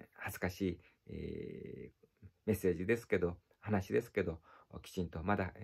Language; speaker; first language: Japanese; native; Japanese